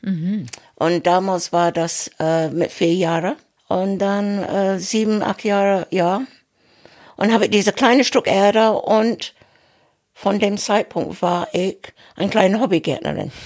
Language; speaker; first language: German; non-native, fluent; English